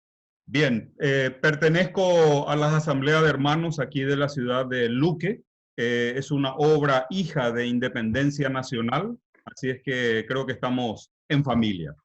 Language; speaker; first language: Spanish; native; Spanish